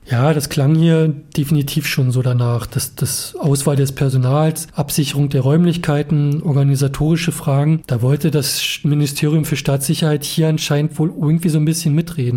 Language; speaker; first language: German; native; German